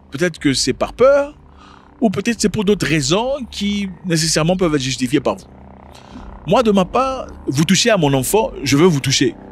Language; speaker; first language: French; non-native, local second language; Lingala